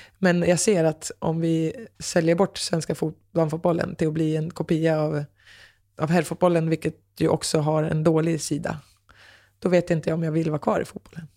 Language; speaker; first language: Swedish; native; Swedish